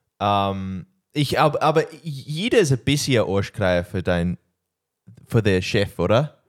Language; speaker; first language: German; non-native, learner; English